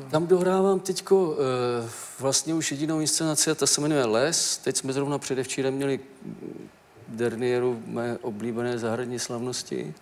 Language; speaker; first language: Czech; native; Czech